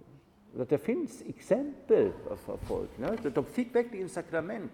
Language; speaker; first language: Swedish; non-native, fluent; German